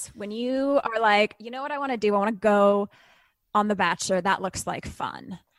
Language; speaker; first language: English; native; English